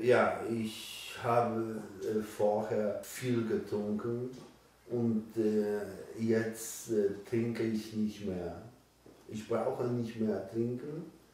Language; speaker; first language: German; non-native, learner; Polish